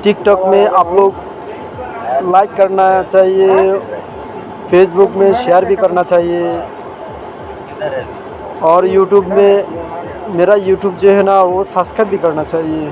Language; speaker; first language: Hindi; non-native, learner; Bangla